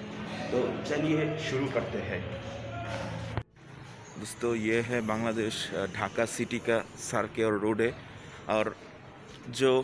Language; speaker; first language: Hindi; non-native, learner; Bangla